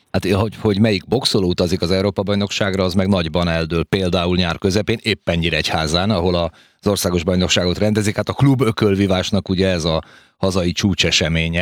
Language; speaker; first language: Hungarian; native; Hungarian